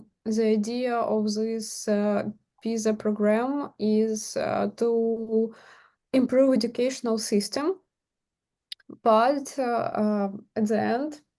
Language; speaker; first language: English; non-native, learner; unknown